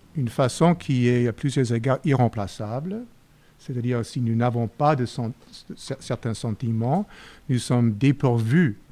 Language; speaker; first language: French; non-native, fluent; English